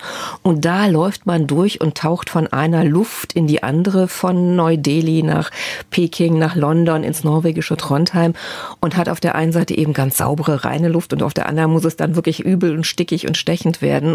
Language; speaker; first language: German; native; German